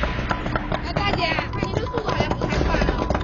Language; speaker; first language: Chinese; native; Chinese